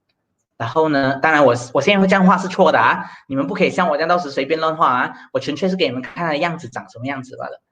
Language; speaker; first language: Chinese; native; Chinese